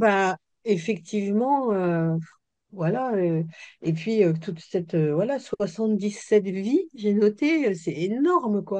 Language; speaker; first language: French; native; French